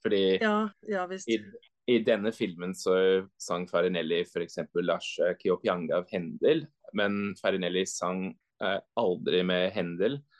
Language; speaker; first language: Norwegian; non-native, fluent; English